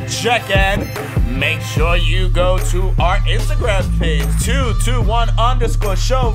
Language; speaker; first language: English; early bilingual, other home language; Spanish